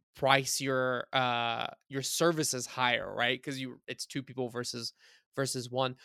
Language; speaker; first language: English; early bilingual, other home language; Bulgarian